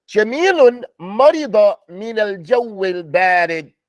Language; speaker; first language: Arabic; non-native, fluent; English